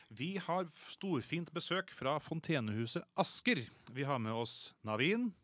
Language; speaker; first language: Norwegian; native; Norwegian